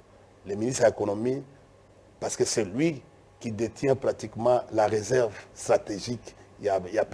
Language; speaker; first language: French; non-native, local second language; Lingala